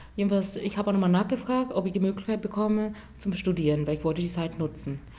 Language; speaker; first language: German; non-native, fluent; Vietnamese